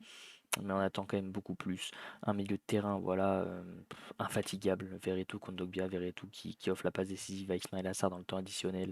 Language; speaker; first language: French; native; French